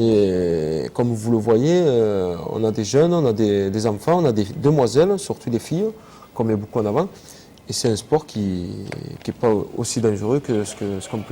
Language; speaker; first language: French; native; French